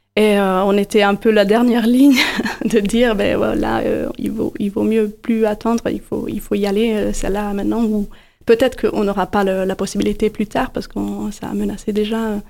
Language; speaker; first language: French; non-native, fluent; Hungarian